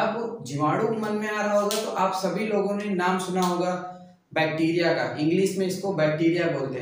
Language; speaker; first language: Hindi; native; Hindi